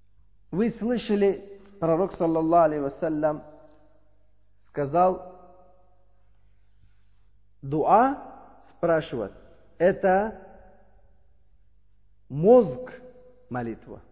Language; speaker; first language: Russian; non-native, learner; Uzbek